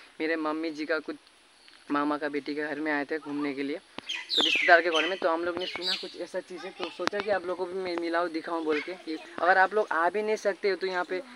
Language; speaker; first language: Hindi; non-native, local second language; Nepali